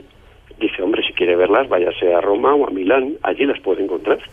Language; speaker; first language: Spanish; native; Spanish